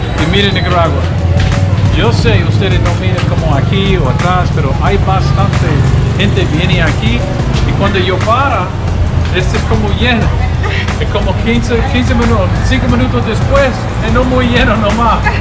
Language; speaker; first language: Spanish; non-native, learner; English